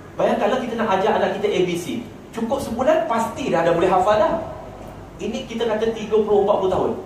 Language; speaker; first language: Malay; non-native, local second language; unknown